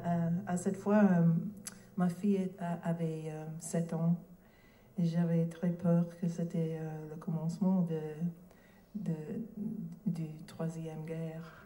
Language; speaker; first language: French; non-native, learner; English